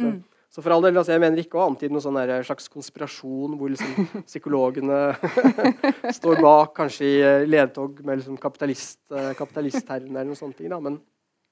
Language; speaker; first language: Norwegian; native; Norwegian